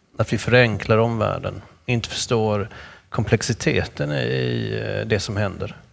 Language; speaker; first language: Swedish; native; Swedish